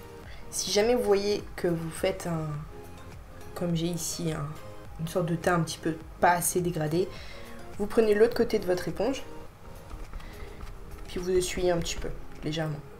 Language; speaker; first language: French; native; French